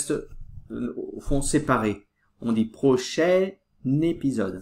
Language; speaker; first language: French; native; French